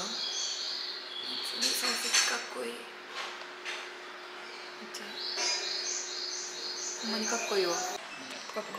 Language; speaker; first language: Japanese; native; Japanese